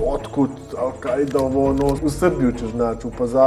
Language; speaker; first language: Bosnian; early bilingual, heritage; Bosnian